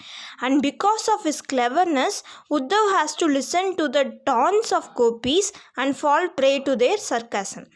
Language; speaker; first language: English; non-native, local second language; Hindi